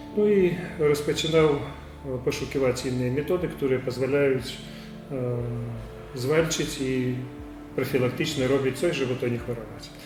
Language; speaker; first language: Polish; non-native, learner; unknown